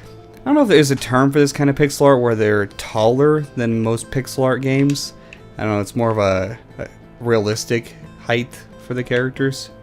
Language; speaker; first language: English; native; English